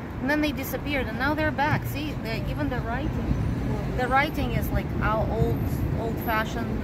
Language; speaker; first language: English; non-native, fluent; Russian